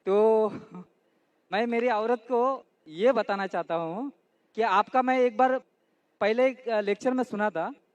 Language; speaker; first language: Hindi; non-native, local second language; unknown